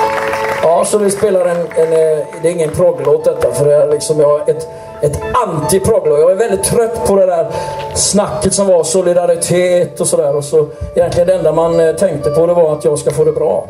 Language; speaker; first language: Swedish; native; Swedish